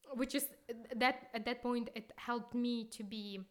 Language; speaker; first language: English; non-native, fluent; Ukrainian